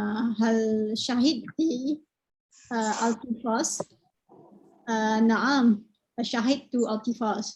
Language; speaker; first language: Arabic; non-native, learner; Malay